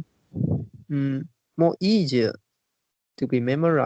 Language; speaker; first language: English; non-native, fluent; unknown